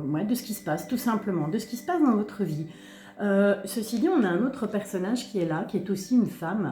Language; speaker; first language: French; native; French